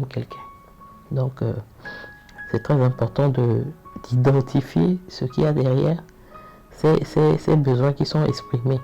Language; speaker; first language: French; native; French